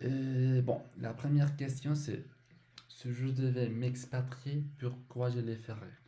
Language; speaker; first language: French; non-native, learner; Spanish